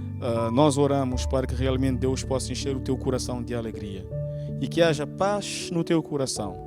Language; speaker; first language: Portuguese; native; Portuguese